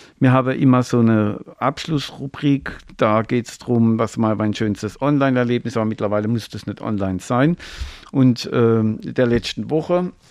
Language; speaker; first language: German; native; German